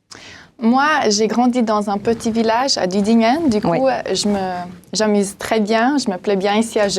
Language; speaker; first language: French; non-native, local second language; German